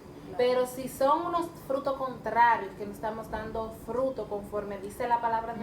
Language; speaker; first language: Spanish; native; Spanish